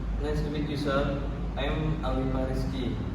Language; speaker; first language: English; non-native, learner; Indonesian